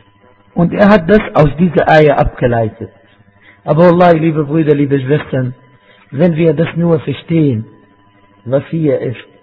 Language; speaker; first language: German; non-native, fluent; Arabic